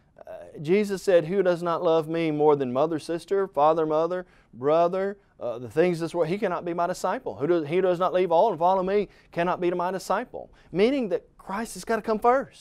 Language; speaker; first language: English; native; English